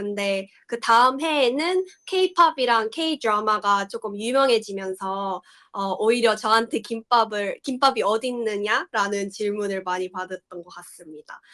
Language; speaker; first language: Korean; early bilingual, heritage; Korean